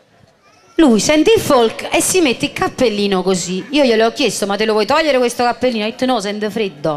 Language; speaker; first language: Italian; native; Italian